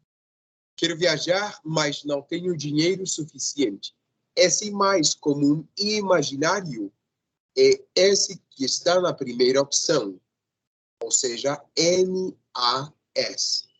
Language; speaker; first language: Portuguese; non-native, fluent; Spanish